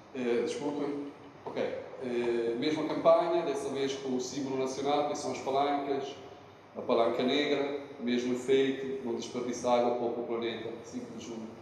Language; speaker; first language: Portuguese; non-native, fluent; Italian